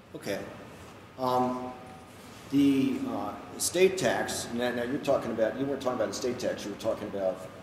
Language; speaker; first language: English; native; English